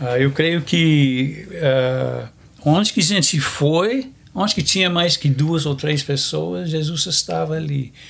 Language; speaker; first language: Portuguese; non-native, fluent; English